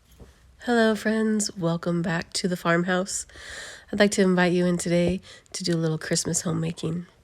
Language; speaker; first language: English; native; English